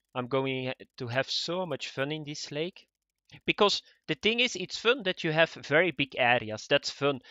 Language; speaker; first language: English; non-native, fluent; Dutch